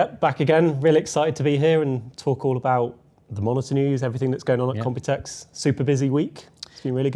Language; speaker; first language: English; native; English